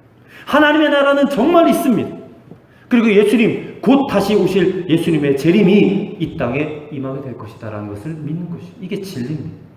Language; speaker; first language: Korean; native; Korean